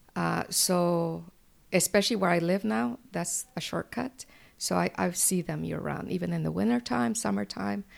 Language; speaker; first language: English; early bilingual, other home language; Spanish